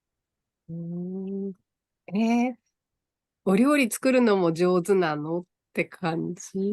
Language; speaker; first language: Japanese; native; Japanese